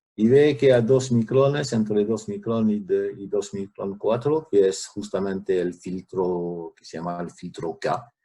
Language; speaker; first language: Spanish; non-native, fluent; French